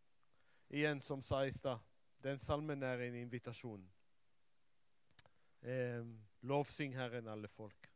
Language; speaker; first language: Norwegian; non-native, fluent; Hebrew